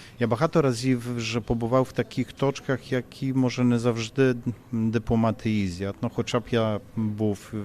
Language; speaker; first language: Ukrainian; non-native, fluent; Polish